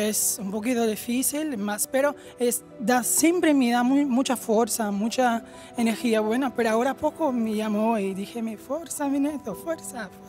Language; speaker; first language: Spanish; non-native, fluent; Portuguese